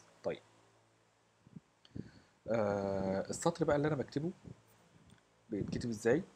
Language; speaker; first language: Arabic; native; Arabic